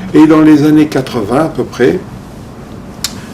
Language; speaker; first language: French; non-native, local second language; Arabic